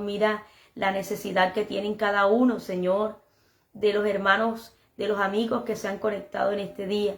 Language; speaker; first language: Spanish; native; Spanish